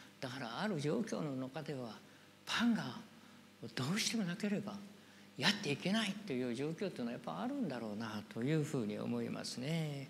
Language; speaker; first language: Japanese; native; Japanese